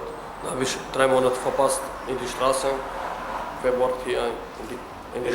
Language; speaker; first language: German; non-native, learner; Romany